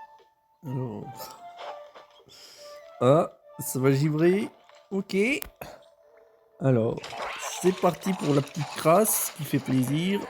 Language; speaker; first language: French; native; French